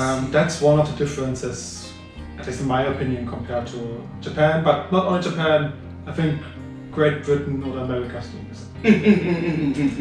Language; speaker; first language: English; non-native, fluent; German